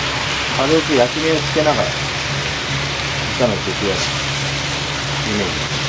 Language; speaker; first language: Japanese; native; Japanese